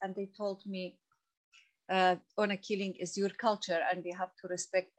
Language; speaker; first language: English; non-native, fluent; Persian